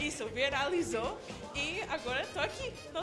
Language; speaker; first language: Portuguese; non-native, fluent; English